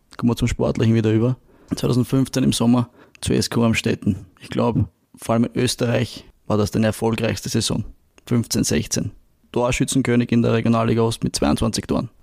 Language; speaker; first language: German; native; German